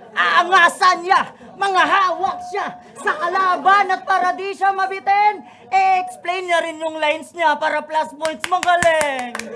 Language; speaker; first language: Filipino; non-native, local second language; Waray